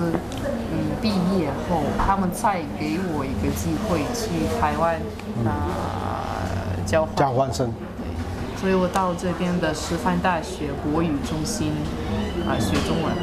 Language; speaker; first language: Chinese; non-native, fluent; Russian